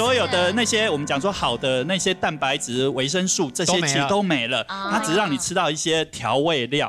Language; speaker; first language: Chinese; native; Chinese